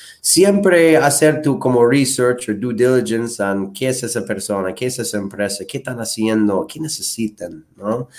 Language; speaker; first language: Spanish; non-native, fluent; English